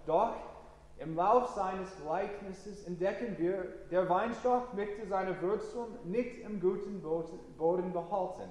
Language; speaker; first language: German; non-native, fluent; English